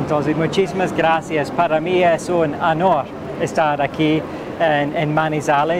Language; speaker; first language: Spanish; non-native, fluent; English